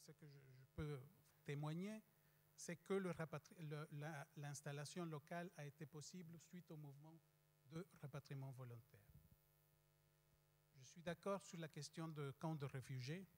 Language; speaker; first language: French; non-native, fluent; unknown